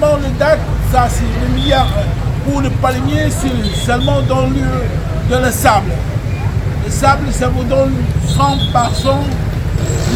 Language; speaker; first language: French; non-native, learner; Arabic